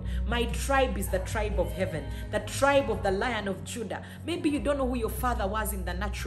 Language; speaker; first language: English; native; English